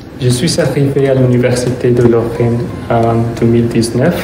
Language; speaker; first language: French; non-native, fluent; Spanish